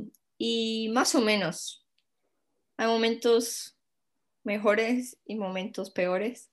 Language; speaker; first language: Spanish; non-native, fluent; English